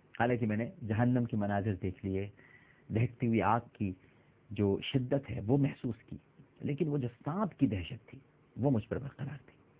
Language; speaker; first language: Urdu; native; Urdu